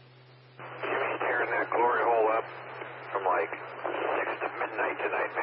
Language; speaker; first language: English; native; English